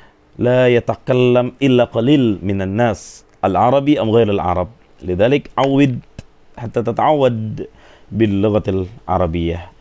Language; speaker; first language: Arabic; non-native, fluent; Sundanese